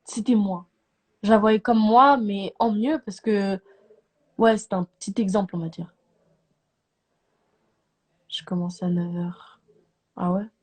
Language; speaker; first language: French; native; French